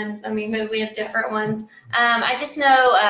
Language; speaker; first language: English; native; English